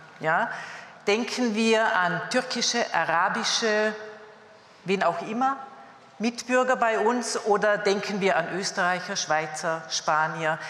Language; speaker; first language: German; native; German